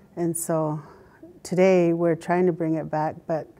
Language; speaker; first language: English; native; English